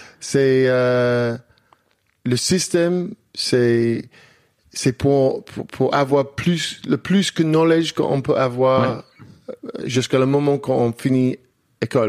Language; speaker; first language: French; non-native, learner; English